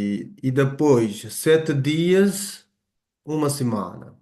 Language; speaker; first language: Portuguese; non-native, fluent; Bangla